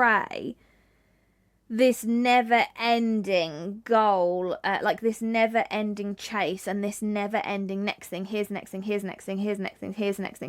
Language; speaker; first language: English; native; English